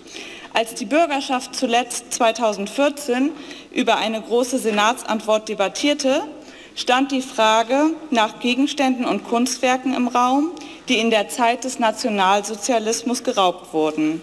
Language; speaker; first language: German; native; German